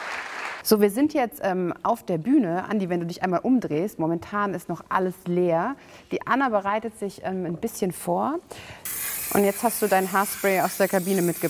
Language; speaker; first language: German; native; German